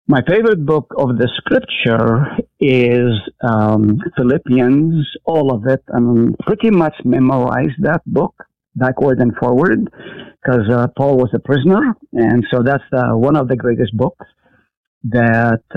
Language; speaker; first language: English; non-native, fluent; Hebrew